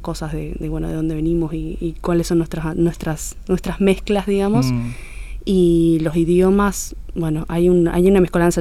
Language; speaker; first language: Spanish; native; Spanish